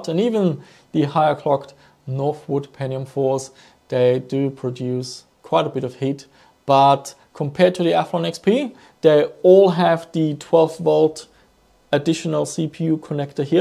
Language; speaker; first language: English; non-native, fluent; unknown